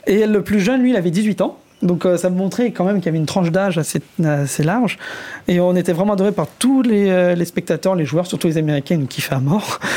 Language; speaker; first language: French; native; French